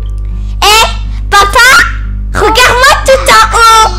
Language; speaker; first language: French; native; French